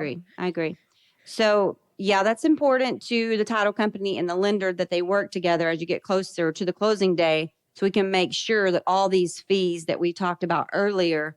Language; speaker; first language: English; native; English